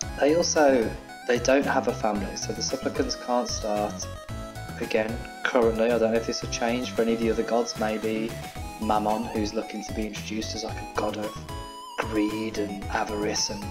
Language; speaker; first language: English; native; English